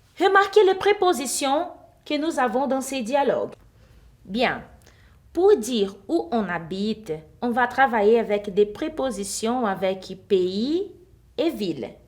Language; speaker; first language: French; non-native, fluent; Portuguese